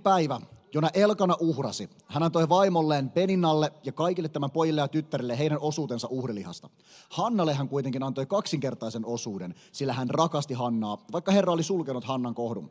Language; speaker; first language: Finnish; native; Finnish